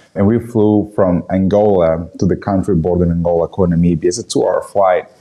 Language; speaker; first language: English; non-native, fluent; Portuguese